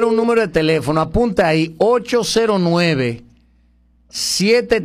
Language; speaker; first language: Spanish; early bilingual, heritage; Spanish